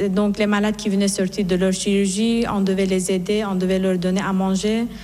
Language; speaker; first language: French; non-native, fluent; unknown